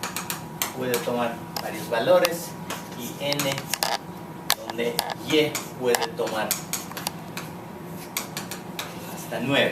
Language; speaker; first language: Spanish; non-native, fluent; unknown